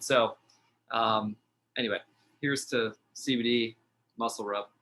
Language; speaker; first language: English; native; English